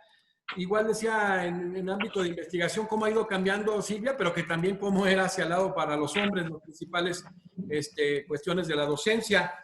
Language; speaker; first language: Spanish; native; Spanish